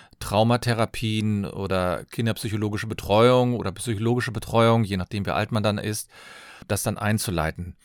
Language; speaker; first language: German; native; German